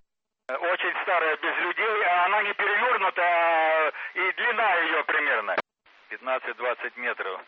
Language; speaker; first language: Russian; native; Russian